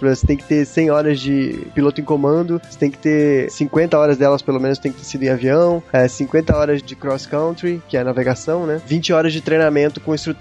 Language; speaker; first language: Portuguese; native; Portuguese